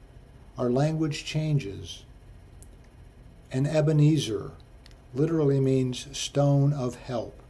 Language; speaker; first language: English; native; English